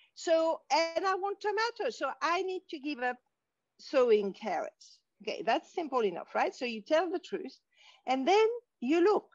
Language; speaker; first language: English; non-native, fluent; French